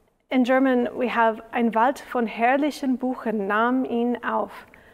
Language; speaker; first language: German; non-native, fluent; English